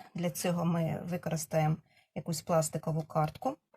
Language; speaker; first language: Ukrainian; non-native, local second language; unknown